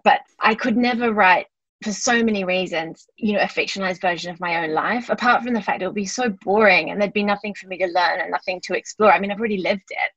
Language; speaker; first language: English; native; English